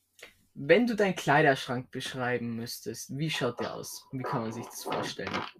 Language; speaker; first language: German; native; German